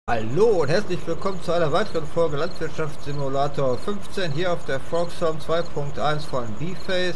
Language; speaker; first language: German; native; German